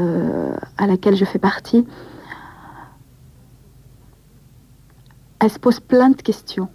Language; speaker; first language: French; non-native, local second language; Arabic